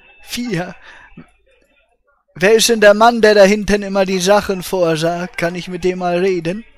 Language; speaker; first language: German; native; German